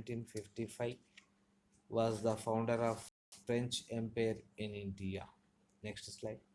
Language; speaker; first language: English; non-native, local second language; Telugu